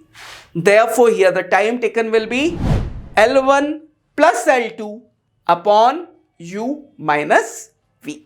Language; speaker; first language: English; non-native, local second language; Hindi